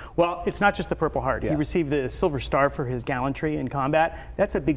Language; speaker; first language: English; native; English